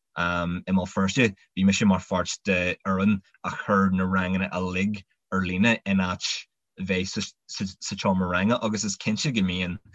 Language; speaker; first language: Irish; non-native, local second language; English